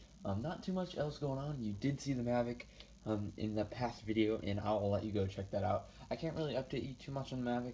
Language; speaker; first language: English; native; English